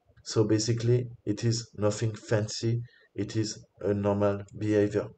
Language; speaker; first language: English; non-native, fluent; French